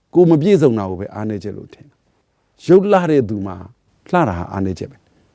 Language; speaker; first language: Burmese; native; Burmese